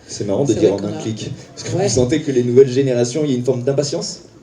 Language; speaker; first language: French; native; French